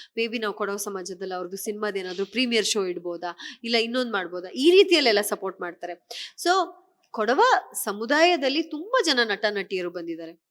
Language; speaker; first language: Kannada; non-native, local second language; Kodava